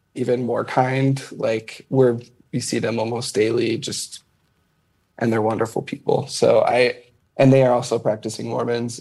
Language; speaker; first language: English; native; English